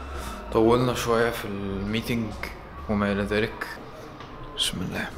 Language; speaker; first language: Arabic; native; Arabic